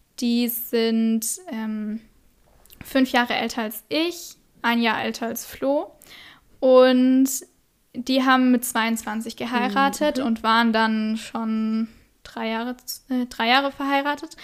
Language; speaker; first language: German; native; German